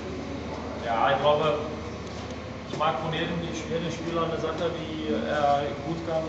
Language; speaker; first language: German; non-native, fluent; Czech